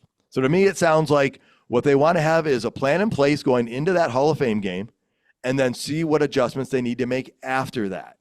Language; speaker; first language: English; native; English